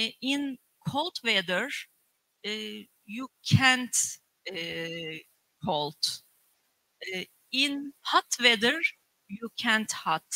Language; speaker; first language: English; non-native, learner; Turkish